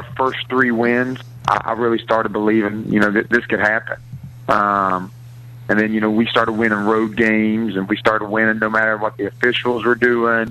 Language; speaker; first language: English; native; English